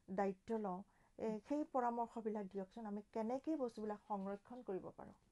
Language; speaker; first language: Assamese; native; Assamese